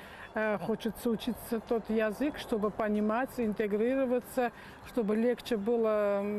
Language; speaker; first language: Russian; non-native, local second language; Armenian